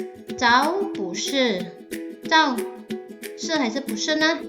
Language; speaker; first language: Chinese; non-native, fluent; Indonesian